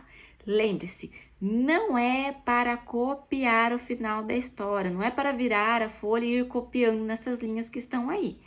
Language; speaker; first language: Portuguese; native; Portuguese